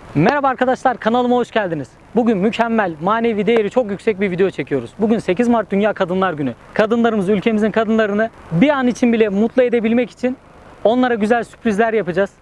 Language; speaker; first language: Turkish; native; Turkish